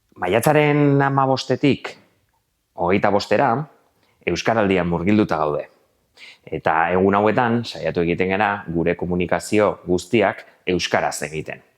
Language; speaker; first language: Basque; non-native, local second language; Spanish